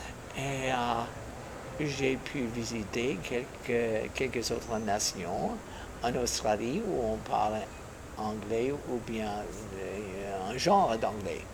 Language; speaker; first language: French; non-native, fluent; English